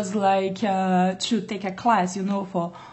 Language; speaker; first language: English; non-native, learner; Portuguese